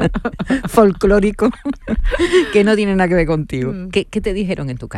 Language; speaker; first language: Spanish; native; Spanish